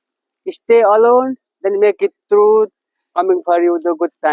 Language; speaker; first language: English; non-native, learner; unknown